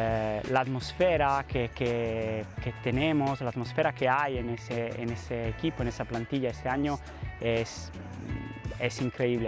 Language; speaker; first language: Spanish; non-native, fluent; Italian